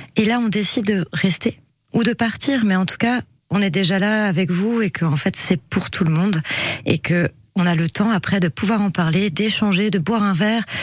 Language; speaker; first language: French; native; French